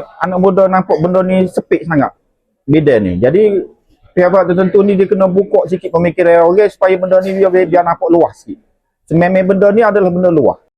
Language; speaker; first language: Malay; native; Malay